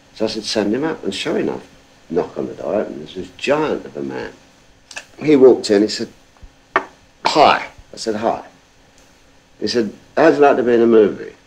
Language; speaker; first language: English; native; English